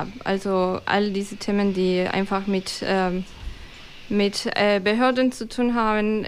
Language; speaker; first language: German; non-native, fluent; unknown